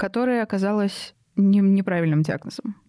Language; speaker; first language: Russian; native; Russian